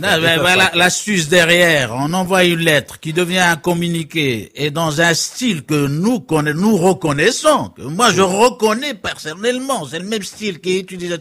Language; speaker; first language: French; non-native, local second language; Arabic